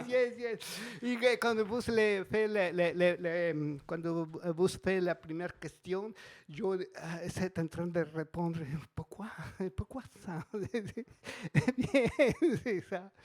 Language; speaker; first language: French; non-native, fluent; Spanish